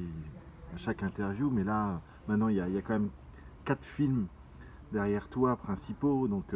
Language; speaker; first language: French; native; French